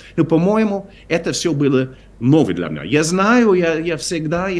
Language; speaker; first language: Russian; non-native, fluent; English